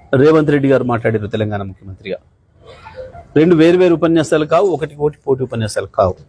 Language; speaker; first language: Telugu; native; Telugu